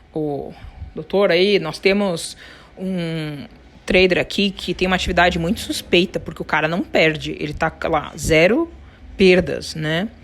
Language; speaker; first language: Portuguese; native; Portuguese